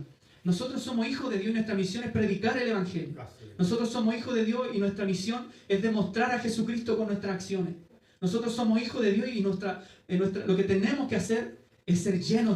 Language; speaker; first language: Spanish; native; Spanish